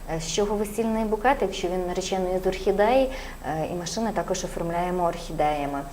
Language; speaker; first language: Ukrainian; native; Ukrainian